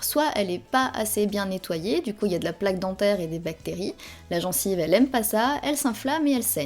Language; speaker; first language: French; native; French